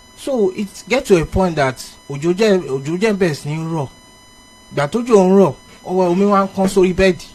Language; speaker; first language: Yoruba; early bilingual, heritage; Yoruba